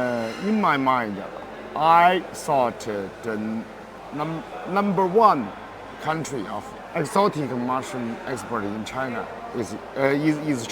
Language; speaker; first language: English; non-native, learner; Chinese